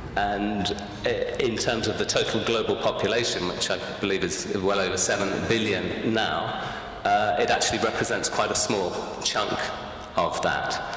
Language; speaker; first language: English; native; English